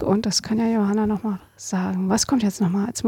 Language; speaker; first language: German; native; German